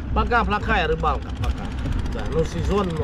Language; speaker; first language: Russian; non-native, fluent; Khmer